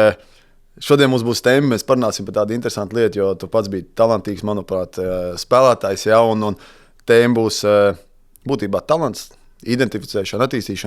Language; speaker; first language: Latvian; native; Latvian